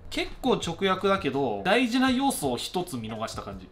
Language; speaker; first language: Japanese; early bilingual, other home language; English